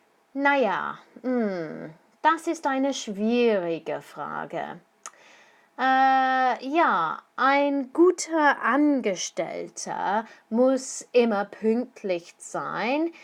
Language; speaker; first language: German; non-native, fluent; English